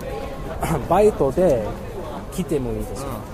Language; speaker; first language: Japanese; non-native, learner; English